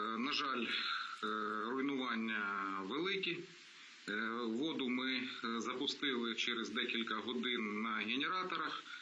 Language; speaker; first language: Ukrainian; non-native, local second language; Russian